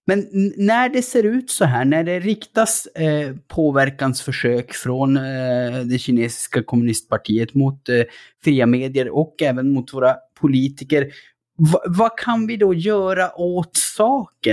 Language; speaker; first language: Swedish; native; Swedish